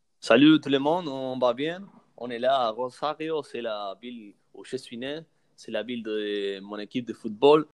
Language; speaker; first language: French; non-native, learner; Spanish